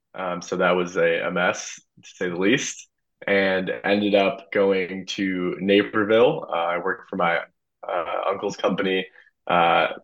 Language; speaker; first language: English; native; English